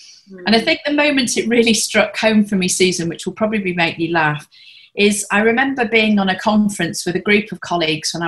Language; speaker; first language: English; native; English